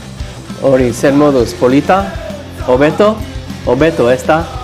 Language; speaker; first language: Basque; non-native, learner; English